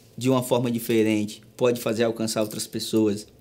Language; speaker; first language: Portuguese; native; Portuguese